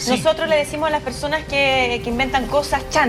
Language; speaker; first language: Spanish; native; Spanish